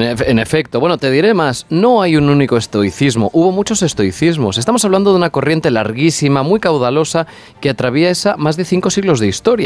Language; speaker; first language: Spanish; native; Spanish